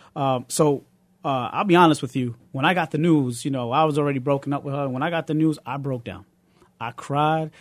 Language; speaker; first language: English; early bilingual, other home language; Spanish